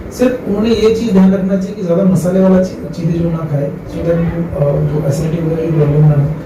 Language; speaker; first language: Hindi; non-native, local second language; Marathi